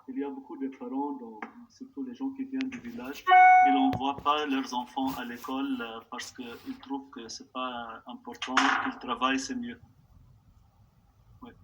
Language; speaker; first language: French; non-native, local second language; Arabic